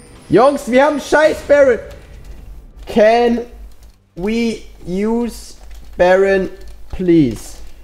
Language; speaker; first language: German; native; German